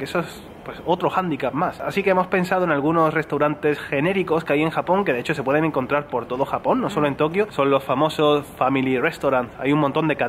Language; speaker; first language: Spanish; native; Spanish